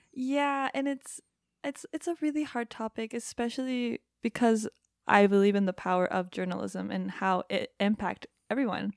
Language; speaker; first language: English; non-native, fluent; Japanese